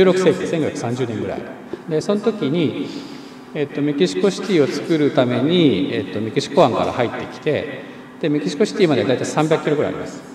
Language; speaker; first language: Japanese; native; Japanese